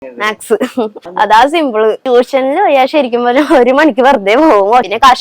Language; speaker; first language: Malayalam; non-native, local second language; Hindi